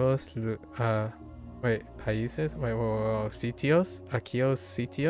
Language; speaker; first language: Spanish; non-native, learner; English